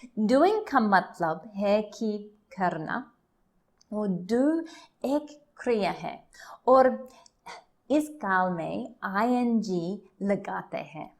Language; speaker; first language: Hindi; non-native, learner; English